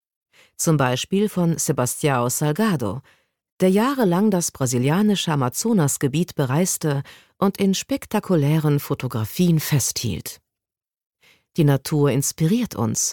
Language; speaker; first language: German; native; German